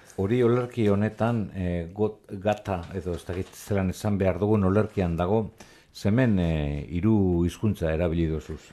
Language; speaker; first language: Basque; native; Basque